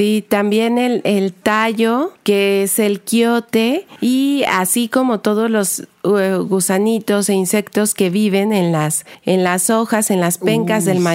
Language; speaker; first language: Spanish; native; Spanish